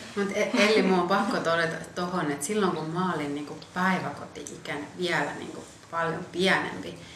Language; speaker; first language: Finnish; early bilingual, other home language; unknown